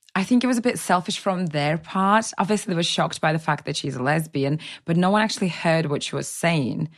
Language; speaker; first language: English; non-native, fluent; Russian